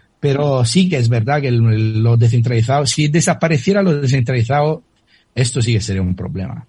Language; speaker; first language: Spanish; non-native, fluent; Italian